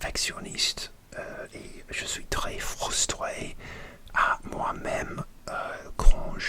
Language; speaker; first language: French; non-native, learner; English